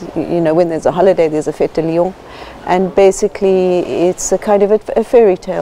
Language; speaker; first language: English; native; English